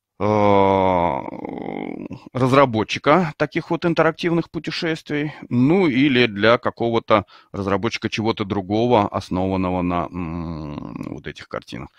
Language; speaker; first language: Russian; native; Russian